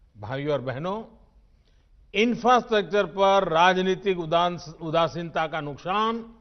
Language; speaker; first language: Hindi; native; Hindi